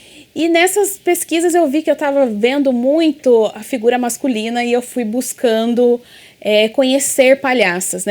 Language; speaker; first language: Portuguese; native; Portuguese